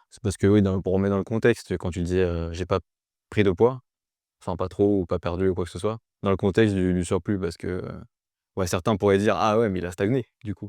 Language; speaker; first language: French; native; French